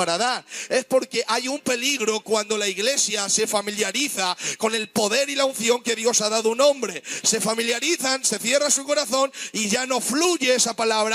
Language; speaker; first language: Spanish; native; Spanish